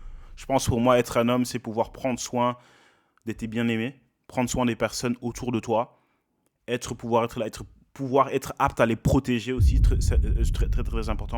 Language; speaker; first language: French; native; French